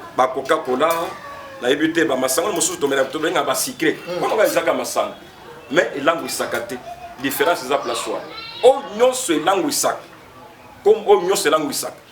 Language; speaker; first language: Lingala; native; Lingala